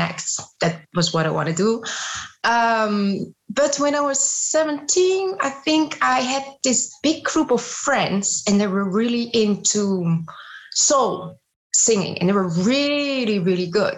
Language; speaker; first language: English; non-native, fluent; Dutch